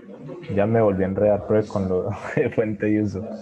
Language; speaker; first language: Spanish; native; Spanish